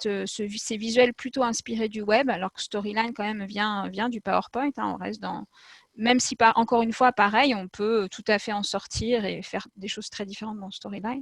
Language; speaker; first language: French; native; French